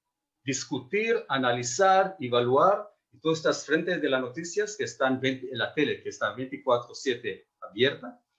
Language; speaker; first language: Spanish; non-native, fluent; Hebrew